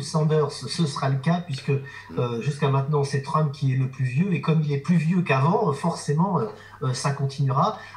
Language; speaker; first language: French; native; French